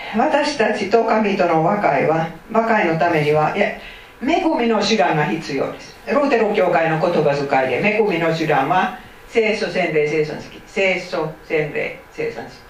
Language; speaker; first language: Japanese; non-native, fluent; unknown